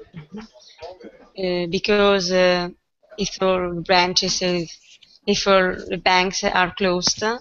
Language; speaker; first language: English; non-native, learner; Italian